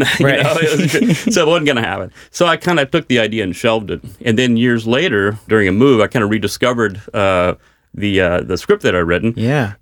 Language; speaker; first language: English; native; English